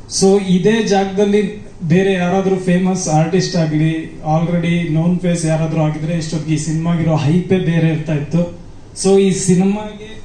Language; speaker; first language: Kannada; native; Kannada